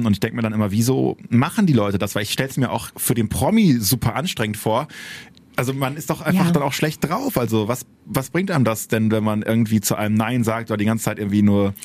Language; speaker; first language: German; native; German